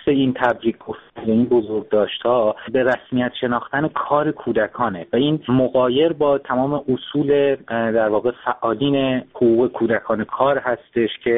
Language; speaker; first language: Persian; native; Persian